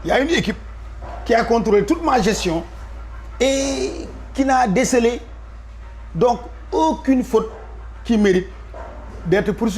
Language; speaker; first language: French; non-native, local second language; Wolof